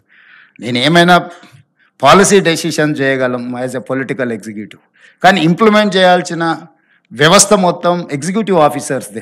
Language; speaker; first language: Telugu; native; Telugu